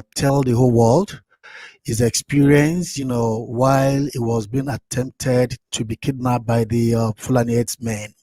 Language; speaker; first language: English; non-native, local second language; Yoruba